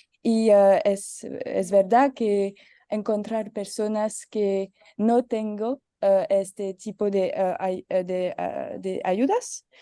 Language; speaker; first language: Spanish; non-native, learner; French